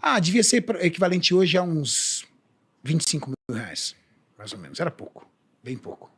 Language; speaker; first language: Portuguese; native; Portuguese